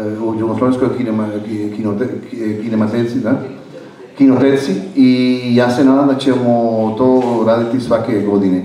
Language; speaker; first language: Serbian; non-native, fluent; Spanish